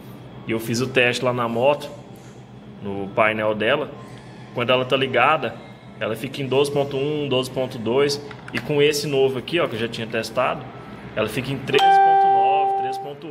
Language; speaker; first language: Portuguese; native; Portuguese